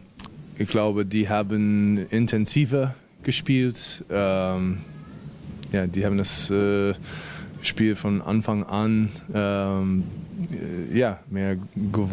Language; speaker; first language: German; non-native, fluent; English